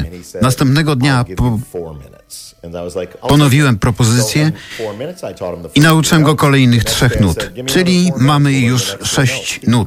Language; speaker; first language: Polish; native; Polish